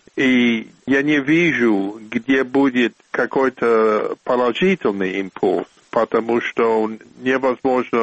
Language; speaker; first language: Russian; non-native, fluent; English